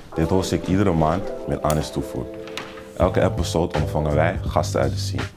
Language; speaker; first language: Dutch; early bilingual, other home language; Papiamento